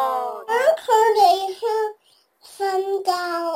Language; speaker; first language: Chinese; early bilingual, heritage; Cantonese